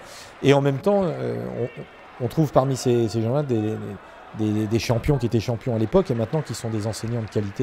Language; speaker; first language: French; native; French